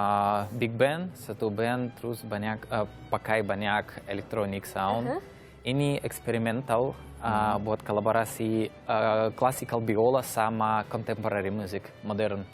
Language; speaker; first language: Indonesian; non-native, learner; Russian